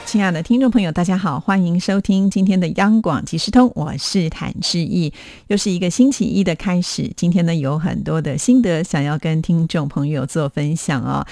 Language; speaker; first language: Chinese; native; Chinese